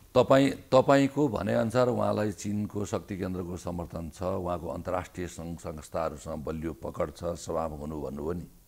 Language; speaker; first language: Nepali; native; Nepali